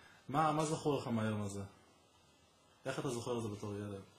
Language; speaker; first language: Hebrew; native; Hebrew